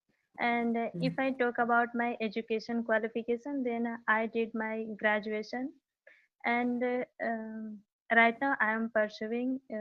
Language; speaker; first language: English; non-native, learner; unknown